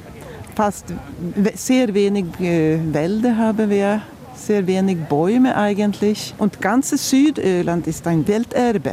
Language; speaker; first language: German; non-native, fluent; Swedish